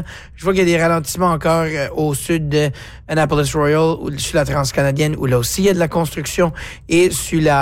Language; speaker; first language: French; native; French